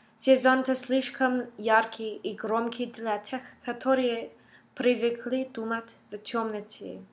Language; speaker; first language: Russian; non-native, learner; English